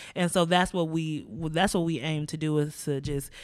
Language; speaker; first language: English; native; English